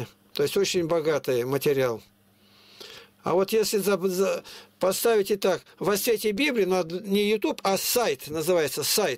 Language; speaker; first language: Russian; native; Russian